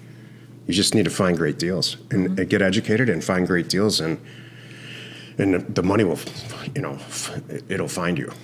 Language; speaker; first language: English; native; English